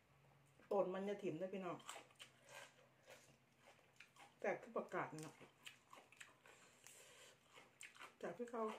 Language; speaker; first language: Thai; non-native, local second language; Lao